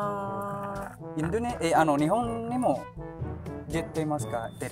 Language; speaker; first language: Japanese; non-native, learner; Indonesian